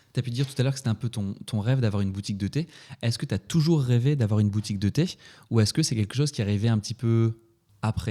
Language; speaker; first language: French; native; French